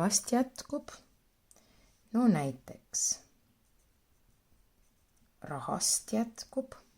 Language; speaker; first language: Estonian; non-native, local second language; Russian